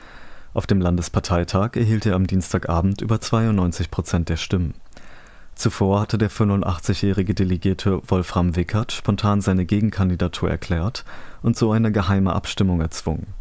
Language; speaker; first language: German; native; German